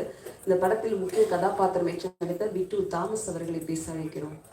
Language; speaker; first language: Tamil; native; Tamil